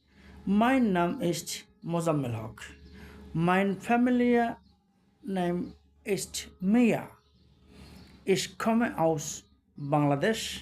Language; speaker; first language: German; non-native, learner; Bangla